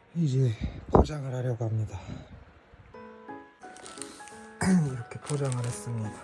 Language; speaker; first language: Korean; native; Korean